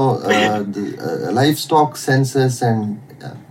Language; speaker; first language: English; non-native, local second language; Tamil